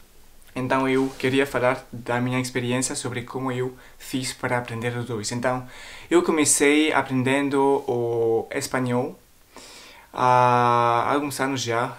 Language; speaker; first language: Portuguese; non-native, fluent; French